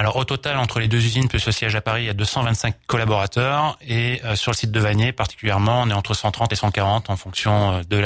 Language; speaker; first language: French; native; French